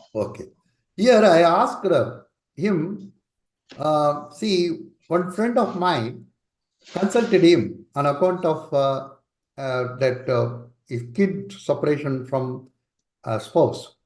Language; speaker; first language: English; non-native, local second language; Tamil